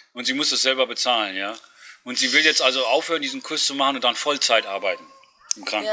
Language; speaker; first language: German; native; German